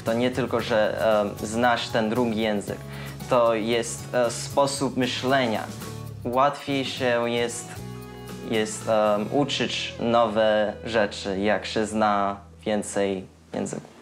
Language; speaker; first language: Polish; early bilingual, heritage; Polish